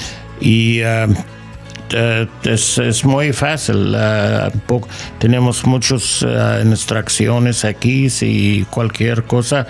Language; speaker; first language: Spanish; non-native, learner; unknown